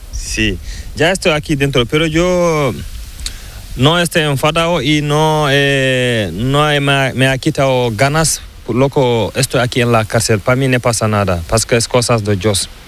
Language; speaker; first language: Spanish; non-native, learner; Fula